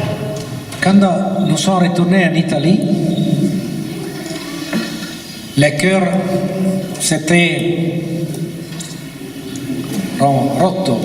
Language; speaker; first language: French; non-native, learner; Italian